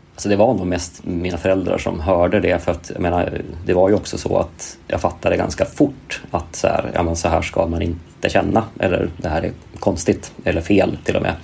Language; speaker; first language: Swedish; native; Swedish